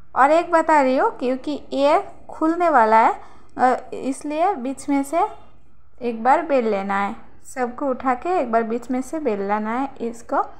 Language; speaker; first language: Hindi; non-native, local second language; Bangla